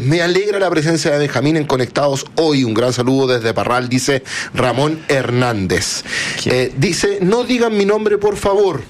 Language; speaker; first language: Spanish; native; Spanish